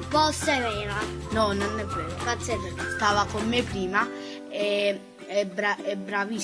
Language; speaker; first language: Italian; early bilingual, other home language; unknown